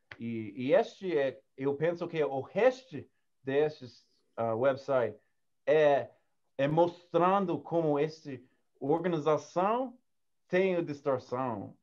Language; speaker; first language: Portuguese; non-native, learner; English